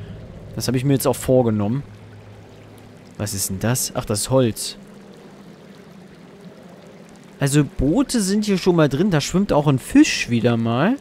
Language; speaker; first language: German; native; German